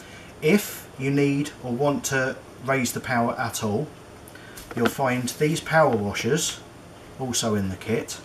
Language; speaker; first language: English; native; English